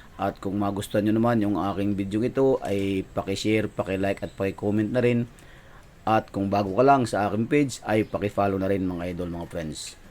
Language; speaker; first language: Filipino; non-native, local second language; Waray